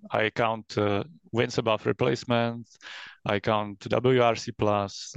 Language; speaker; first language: English; non-native, fluent; Czech